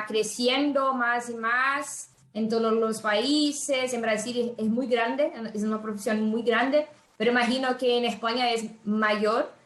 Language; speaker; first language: Spanish; non-native, fluent; Portuguese